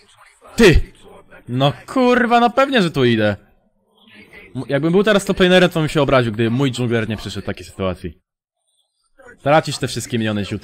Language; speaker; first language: Polish; native; Polish